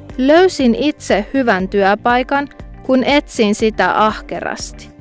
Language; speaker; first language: Finnish; non-native, learner; Arabic